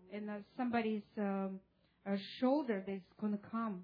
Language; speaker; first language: English; non-native, learner; Russian